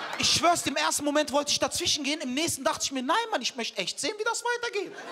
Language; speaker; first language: German; early bilingual, other home language; Turkish